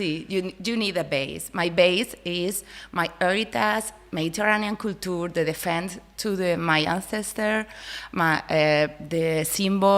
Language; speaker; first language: English; non-native, learner; Spanish